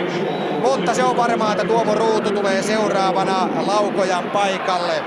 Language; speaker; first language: Finnish; native; Finnish